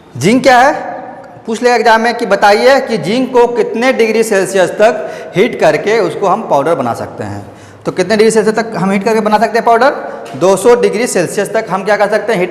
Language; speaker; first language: Hindi; native; Hindi